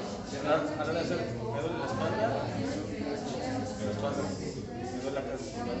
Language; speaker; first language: Spanish; native; Spanish